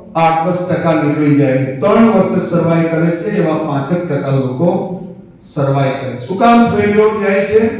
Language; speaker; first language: Gujarati; native; Gujarati